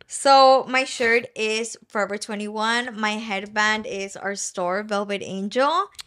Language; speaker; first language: English; early bilingual, other home language; Spanish